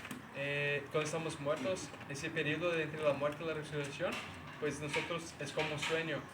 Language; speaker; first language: Spanish; native; Spanish